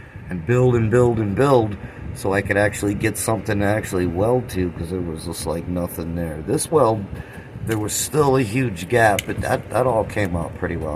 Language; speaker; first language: English; native; English